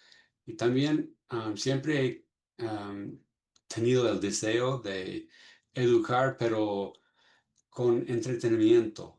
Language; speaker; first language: Spanish; non-native, fluent; English